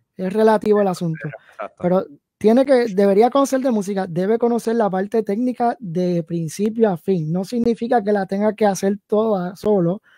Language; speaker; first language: Spanish; early bilingual, heritage; Spanish